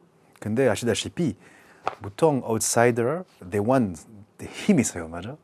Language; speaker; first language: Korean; non-native, learner; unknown